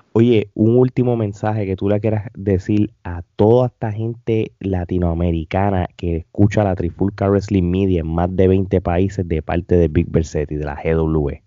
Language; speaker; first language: Spanish; native; Spanish